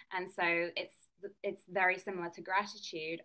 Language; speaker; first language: English; native; English